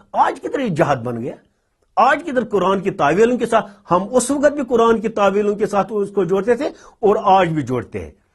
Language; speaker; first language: Urdu; non-native, local second language; Kashmiri